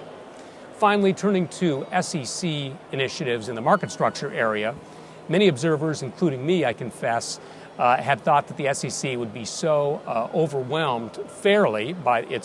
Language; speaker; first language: English; native; English